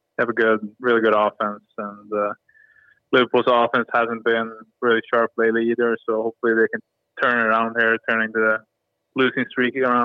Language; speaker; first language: English; non-native, fluent; Swedish